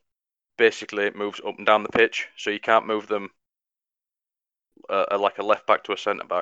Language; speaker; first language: English; native; English